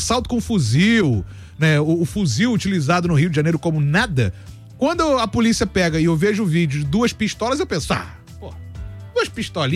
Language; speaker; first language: Portuguese; native; Portuguese